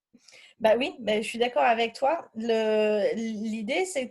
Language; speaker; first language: French; native; French